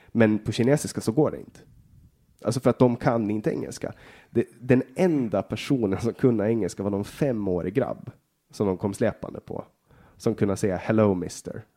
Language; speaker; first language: Swedish; native; Swedish